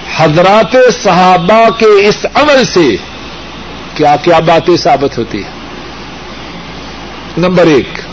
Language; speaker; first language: Urdu; non-native, local second language; Punjabi